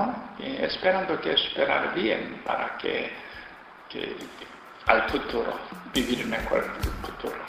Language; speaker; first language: Spanish; non-native, learner; Korean